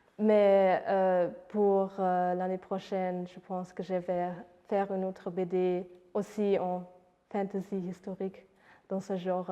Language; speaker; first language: French; non-native, fluent; Luxembourgish